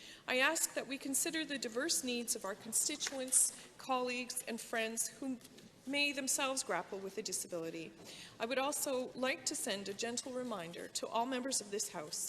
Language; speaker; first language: English; native; English